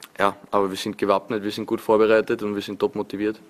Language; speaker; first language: German; native; German